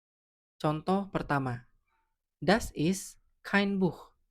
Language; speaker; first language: German; non-native, fluent; Indonesian